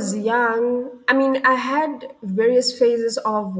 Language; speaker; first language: English; non-native, local second language; Tswana